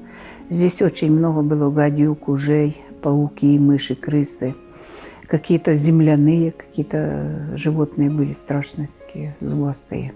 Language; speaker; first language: Russian; native; Russian